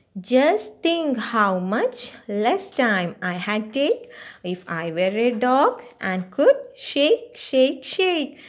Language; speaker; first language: English; non-native, local second language; Malayalam